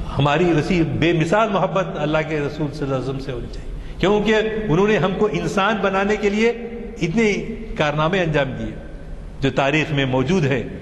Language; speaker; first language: Urdu; native; Urdu